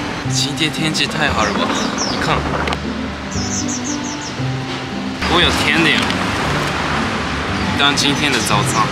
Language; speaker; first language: Chinese; early bilingual, heritage; Japanese